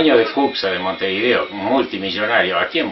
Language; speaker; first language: Spanish; native; Spanish